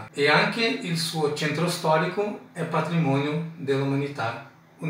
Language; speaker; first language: Italian; non-native, fluent; Portuguese